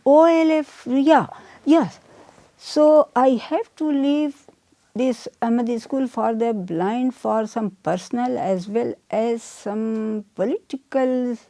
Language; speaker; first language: English; non-native, local second language; Urdu